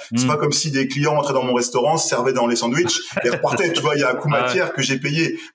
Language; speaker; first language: French; native; French